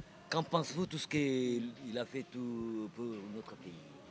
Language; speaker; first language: French; non-native, local second language; Kinyarwanda